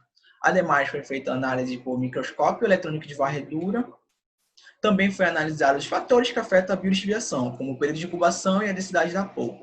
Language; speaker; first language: Portuguese; native; Portuguese